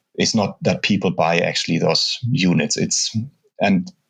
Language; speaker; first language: English; non-native, fluent; German